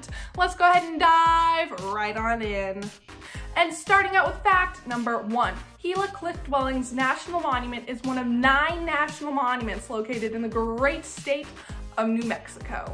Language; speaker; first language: English; native; English